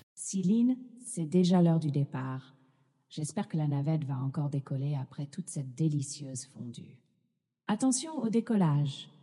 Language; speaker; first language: French; native; French